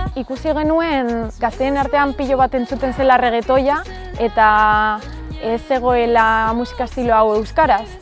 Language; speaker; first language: Basque; non-native, local second language; Spanish